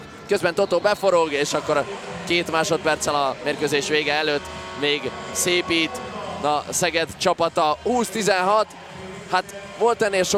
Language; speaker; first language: Hungarian; native; Hungarian